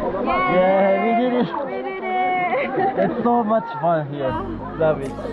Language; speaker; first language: English; non-native, learner; Japanese